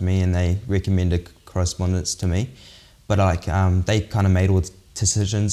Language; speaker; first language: English; native; English